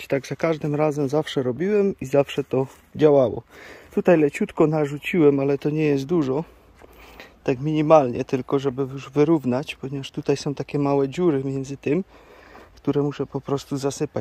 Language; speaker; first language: Polish; native; Polish